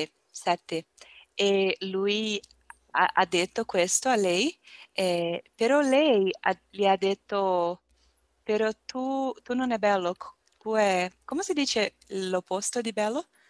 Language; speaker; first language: Italian; non-native, learner; Portuguese